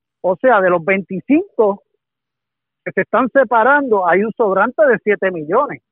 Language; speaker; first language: Spanish; native; Spanish